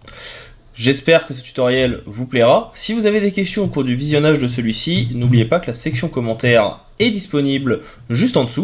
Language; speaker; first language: French; native; French